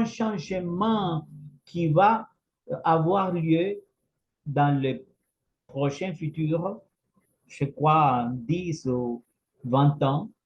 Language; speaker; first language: French; non-native, fluent; Spanish